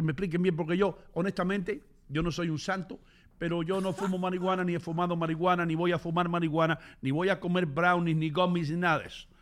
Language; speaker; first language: Spanish; native; Spanish